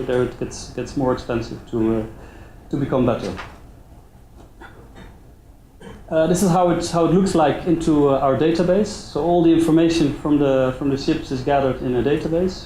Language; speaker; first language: English; non-native, fluent; Dutch